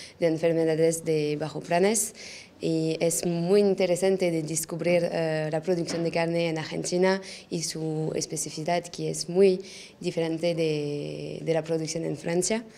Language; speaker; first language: Spanish; non-native, learner; French